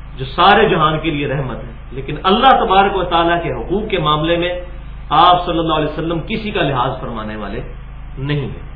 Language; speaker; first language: Urdu; non-native, local second language; Punjabi